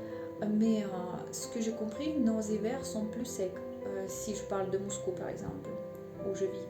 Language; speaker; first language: French; non-native, learner; Russian